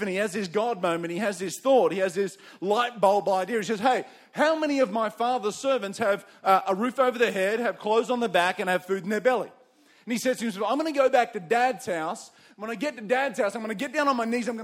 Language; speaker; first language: English; native; English